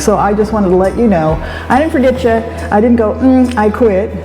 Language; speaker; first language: English; native; English